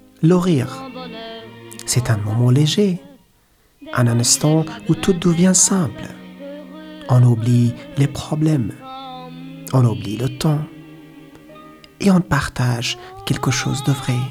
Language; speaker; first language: French; non-native, learner; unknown